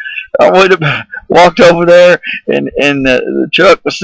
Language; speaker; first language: English; native; English